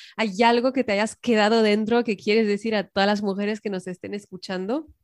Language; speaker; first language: Spanish; native; Spanish